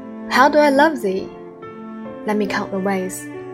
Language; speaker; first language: English; non-native, fluent; Chinese